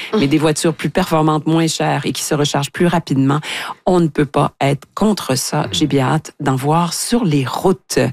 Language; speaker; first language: French; native; French